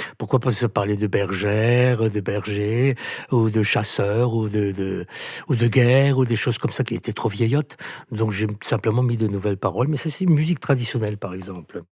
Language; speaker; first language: French; non-native, local second language; Swiss German